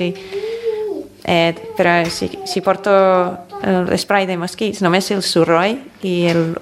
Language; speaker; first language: Catalan; non-native, fluent; English